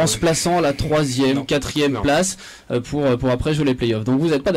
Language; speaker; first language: French; native; French